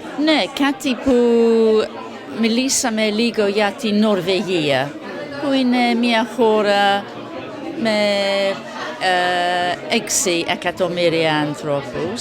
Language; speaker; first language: Greek; non-native, learner; English